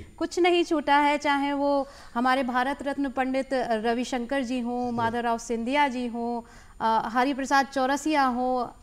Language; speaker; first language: Hindi; native; Hindi